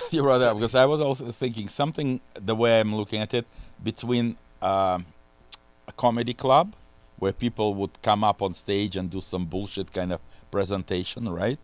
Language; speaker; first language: English; non-native, fluent; Russian